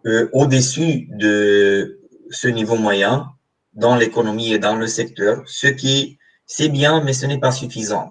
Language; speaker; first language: French; non-native, fluent; Romanian